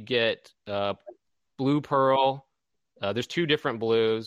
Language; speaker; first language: English; native; English